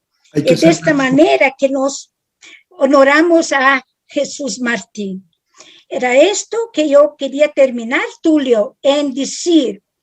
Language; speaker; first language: Spanish; non-native, fluent; Italian